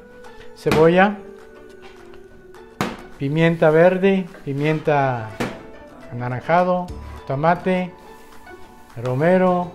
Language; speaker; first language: Spanish; non-native, fluent; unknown